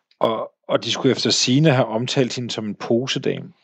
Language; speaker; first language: Danish; native; Danish